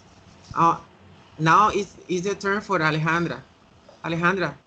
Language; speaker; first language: English; non-native, learner; Spanish